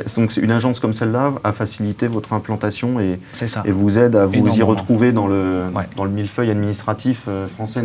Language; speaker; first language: French; native; French